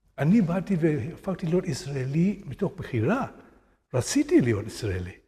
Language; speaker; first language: Hebrew; non-native, fluent; Burmese